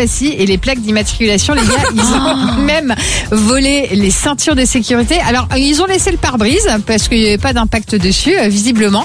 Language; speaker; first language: French; native; French